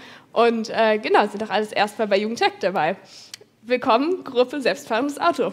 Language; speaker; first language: German; native; German